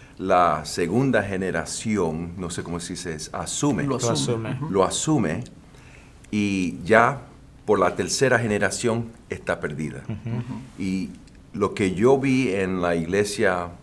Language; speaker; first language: Spanish; early bilingual, heritage; Spanish